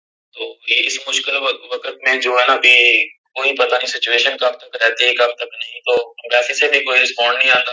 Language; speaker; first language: Urdu; native; Urdu